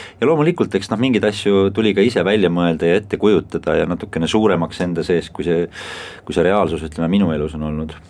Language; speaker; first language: Estonian; native; Estonian